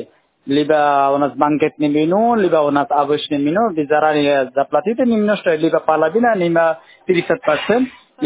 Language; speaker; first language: Russian; non-native, learner; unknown